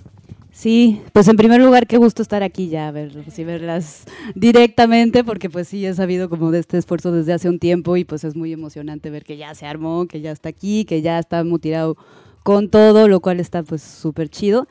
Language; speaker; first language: Spanish; native; Spanish